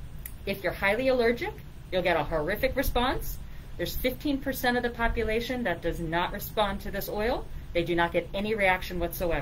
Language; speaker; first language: English; native; English